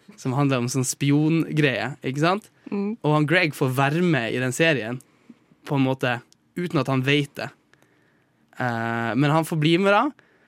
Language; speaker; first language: Norwegian; native; Norwegian